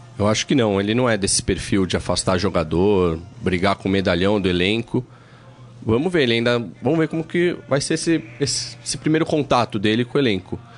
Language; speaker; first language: Portuguese; native; Portuguese